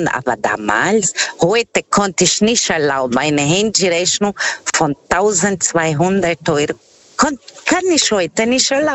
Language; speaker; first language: German; non-native, fluent; Portuguese